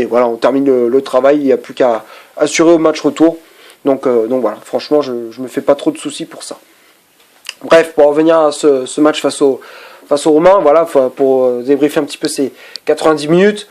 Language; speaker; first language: French; native; French